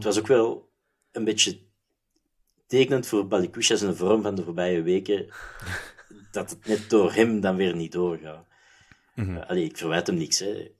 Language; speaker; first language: Dutch; native; Dutch